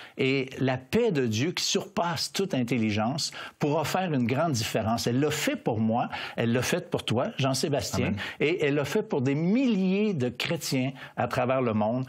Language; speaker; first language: French; native; French